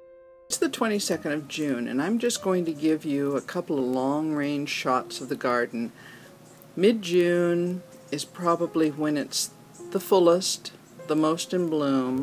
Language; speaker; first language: English; native; English